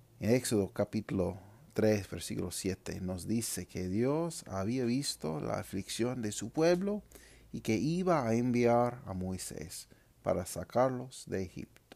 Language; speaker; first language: Spanish; non-native, fluent; English